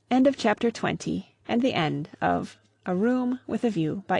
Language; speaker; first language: English; native; English